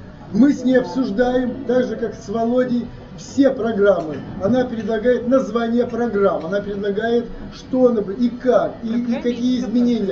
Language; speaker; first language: Russian; native; Russian